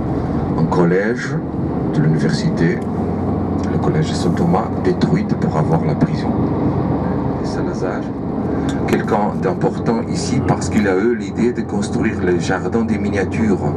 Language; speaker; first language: French; non-native, fluent; Portuguese